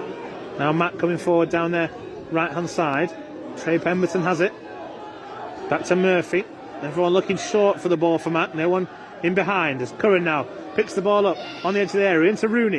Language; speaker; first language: English; native; English